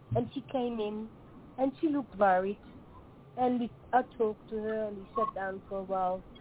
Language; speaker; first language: English; non-native, fluent; Dutch